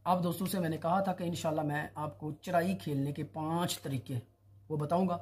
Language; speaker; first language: Urdu; non-native, local second language; Punjabi